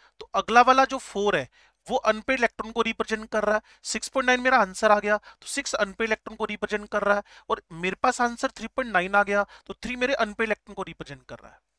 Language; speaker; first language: Hindi; native; Hindi